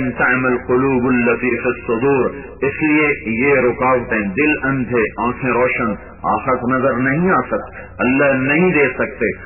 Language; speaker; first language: Urdu; non-native, local second language; Punjabi